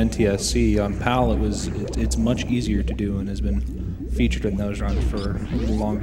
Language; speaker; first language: English; native; English